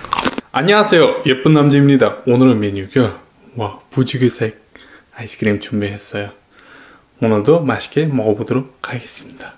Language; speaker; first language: Korean; non-native, fluent; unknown